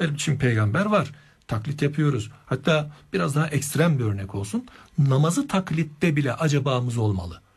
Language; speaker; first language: Turkish; native; Turkish